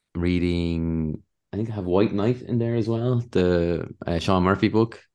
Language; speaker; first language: English; native; English